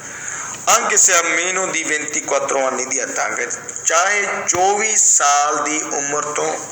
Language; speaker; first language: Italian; non-native, fluent; Punjabi